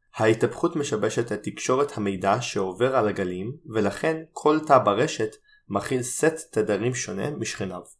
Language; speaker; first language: Hebrew; native; Hebrew